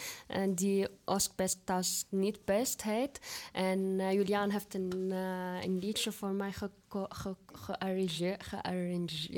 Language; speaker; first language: Dutch; non-native, fluent; Arabic